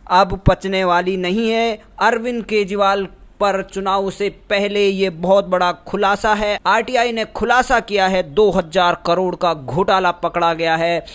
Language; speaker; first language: Hindi; native; Hindi